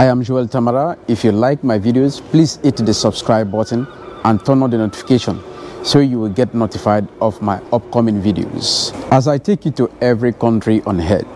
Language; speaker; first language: English; non-native, fluent; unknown